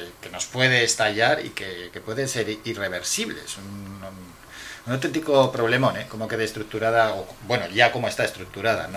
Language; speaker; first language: Spanish; native; Spanish